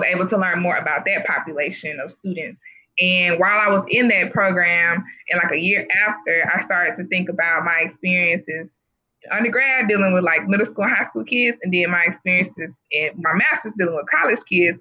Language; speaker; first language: English; native; English